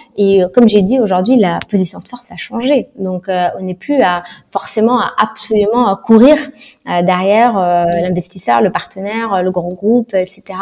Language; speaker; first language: French; non-native, local second language; Arabic